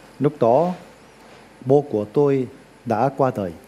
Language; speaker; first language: Vietnamese; non-native, learner; Korean